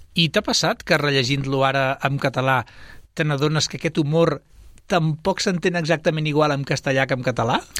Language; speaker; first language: Catalan; native; Catalan